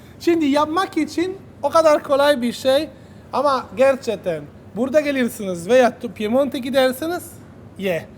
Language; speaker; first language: Turkish; non-native, learner; Italian